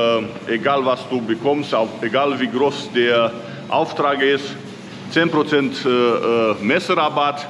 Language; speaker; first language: German; non-native, learner; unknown